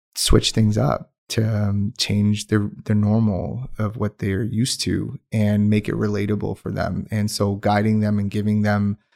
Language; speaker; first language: English; non-native, local second language; Urdu